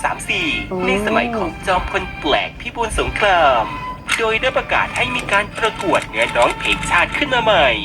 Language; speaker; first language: Thai; native; Thai